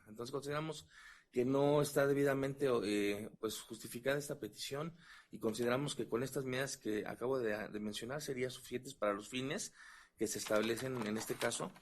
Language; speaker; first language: Spanish; native; Spanish